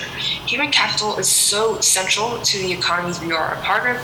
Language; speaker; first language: English; non-native, local second language; Cantonese